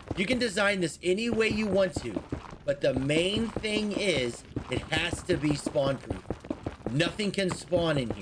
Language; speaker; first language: English; native; English